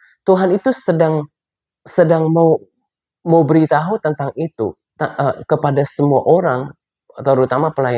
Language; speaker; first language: Indonesian; native; Indonesian